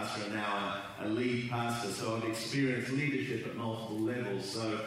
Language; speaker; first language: English; native; English